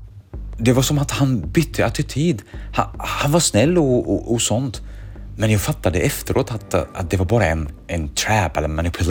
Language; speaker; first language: Swedish; early bilingual, other home language; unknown